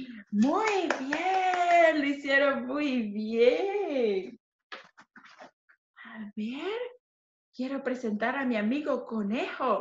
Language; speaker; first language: Spanish; non-native, fluent; English